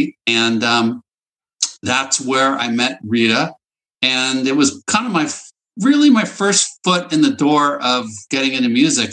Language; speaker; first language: English; native; English